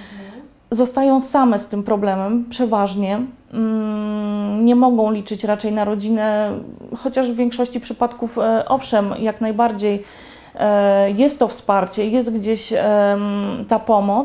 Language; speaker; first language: Polish; native; Polish